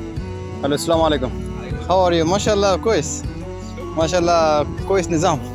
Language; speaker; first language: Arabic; non-native, learner; Hindi